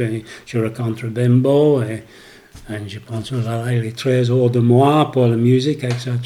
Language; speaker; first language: French; non-native, learner; English